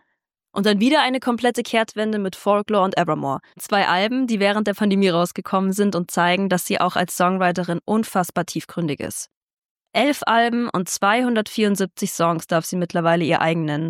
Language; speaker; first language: German; native; German